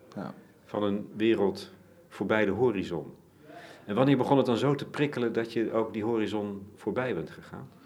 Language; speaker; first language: Dutch; native; Dutch